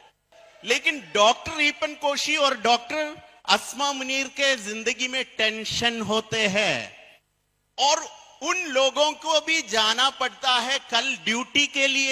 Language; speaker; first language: Hindi; non-native, fluent; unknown